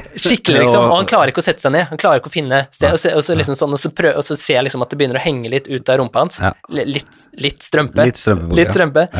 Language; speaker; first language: Norwegian; native; Norwegian